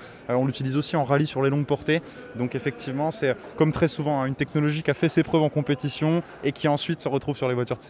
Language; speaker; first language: French; native; French